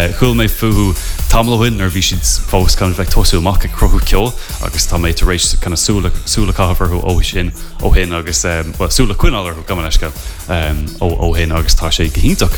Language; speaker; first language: Irish; non-native, local second language; English